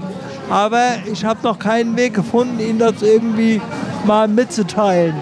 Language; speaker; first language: German; native; German